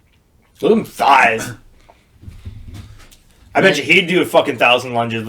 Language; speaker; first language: English; native; English